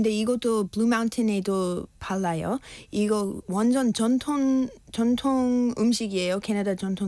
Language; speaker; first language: Korean; non-native, learner; English